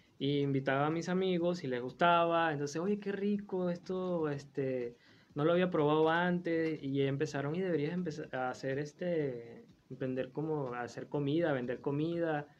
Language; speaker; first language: Spanish; native; Spanish